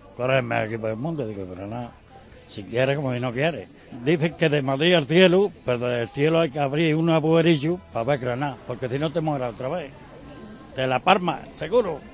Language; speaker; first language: Spanish; native; Spanish